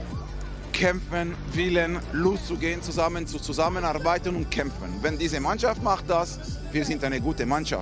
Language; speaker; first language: German; non-native, fluent; French